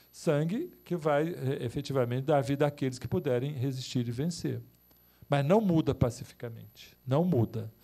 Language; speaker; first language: Portuguese; native; Portuguese